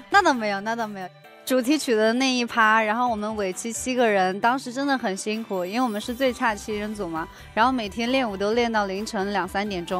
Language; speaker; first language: Chinese; native; Chinese